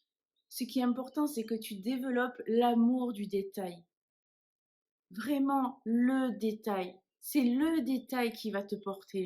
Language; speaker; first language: French; native; French